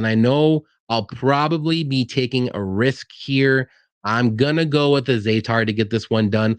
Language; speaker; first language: English; native; English